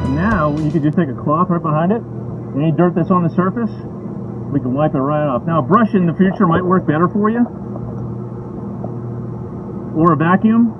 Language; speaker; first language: English; native; English